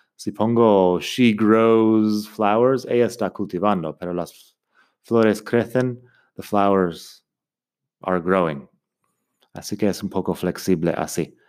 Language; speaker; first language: Spanish; non-native, fluent; English